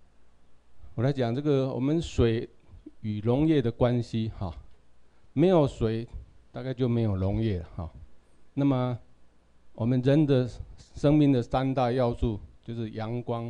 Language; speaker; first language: Chinese; non-native, local second language; Min Nan Chinese